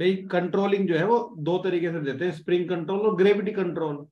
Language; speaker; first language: Hindi; native; Hindi